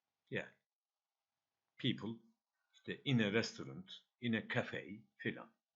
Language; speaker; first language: English; non-native, fluent; Turkish